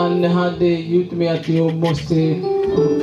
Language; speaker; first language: Swedish; non-native, learner; Swahili